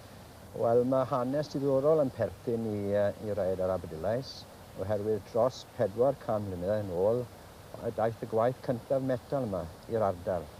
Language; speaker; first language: Welsh; native; Welsh